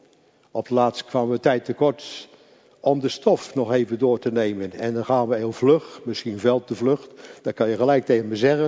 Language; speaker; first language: Dutch; native; Dutch